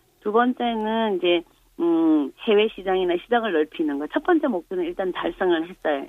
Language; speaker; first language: Korean; native; Korean